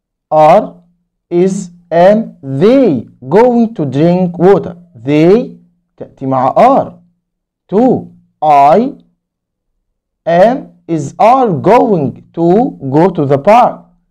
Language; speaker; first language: English; non-native, fluent; Arabic